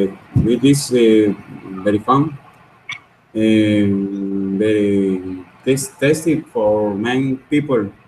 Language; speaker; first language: English; non-native, learner; Spanish